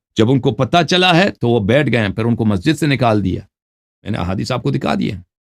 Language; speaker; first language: Urdu; non-native, fluent; Persian